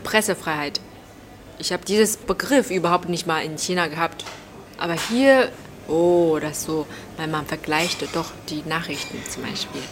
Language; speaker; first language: German; non-native, fluent; Chinese